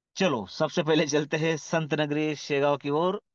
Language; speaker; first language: Hindi; non-native, local second language; Marathi